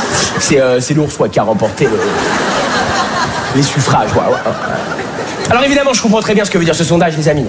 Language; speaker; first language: French; native; French